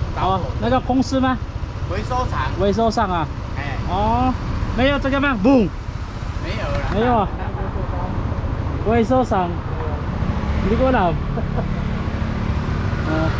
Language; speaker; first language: Chinese; non-native, learner; Filipino